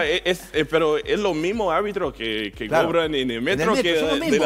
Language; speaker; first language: Spanish; non-native, learner; English